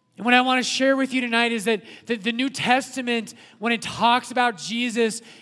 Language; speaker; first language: English; native; English